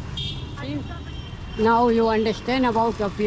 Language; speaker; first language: English; non-native, learner; Hindi